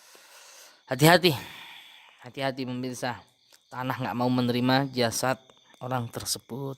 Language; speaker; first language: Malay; non-native, local second language; Javanese